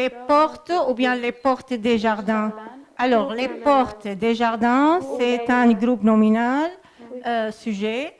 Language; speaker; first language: French; non-native, fluent; Arabic